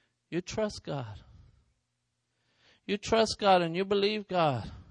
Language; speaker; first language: English; early bilingual, other home language; Spanish